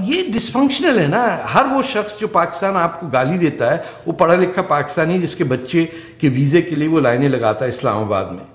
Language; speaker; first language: Urdu; non-native, local second language; Punjabi